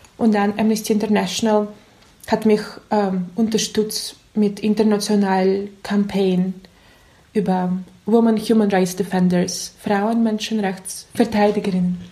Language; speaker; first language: German; non-native, learner; Russian